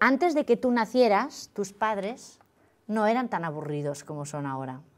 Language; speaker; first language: Spanish; non-native, local second language; Catalan